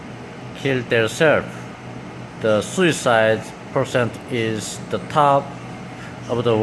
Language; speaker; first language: English; non-native, learner; Korean